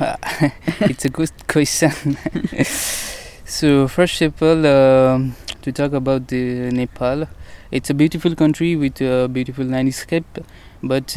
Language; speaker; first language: English; non-native, fluent; Nepali